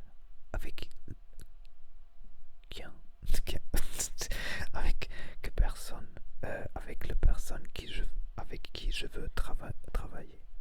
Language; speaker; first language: French; non-native, learner; Spanish